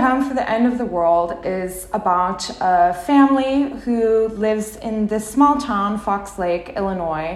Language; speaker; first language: English; native; English